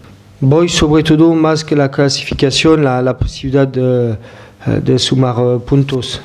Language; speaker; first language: Spanish; non-native, fluent; French